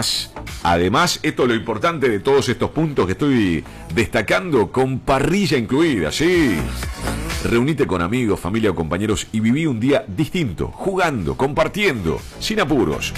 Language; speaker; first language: Spanish; native; Spanish